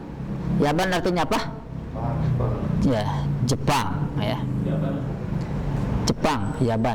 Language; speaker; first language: Indonesian; native; Indonesian